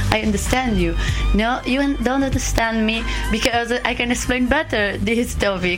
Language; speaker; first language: English; non-native, learner; Italian